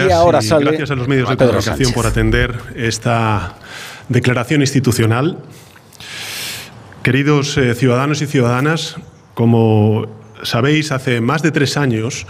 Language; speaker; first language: Spanish; native; Spanish